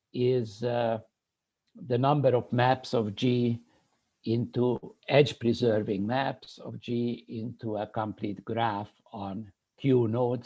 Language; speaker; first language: English; non-native, fluent; Hungarian